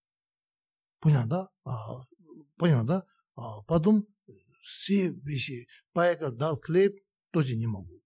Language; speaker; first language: Russian; non-native, learner; Tibetan